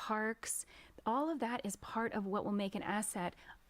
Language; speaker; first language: English; native; English